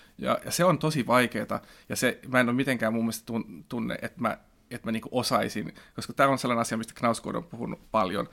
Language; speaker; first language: Finnish; non-native, local second language; Swedish